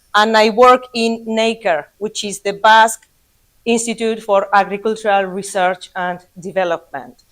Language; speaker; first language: English; non-native, fluent; Basque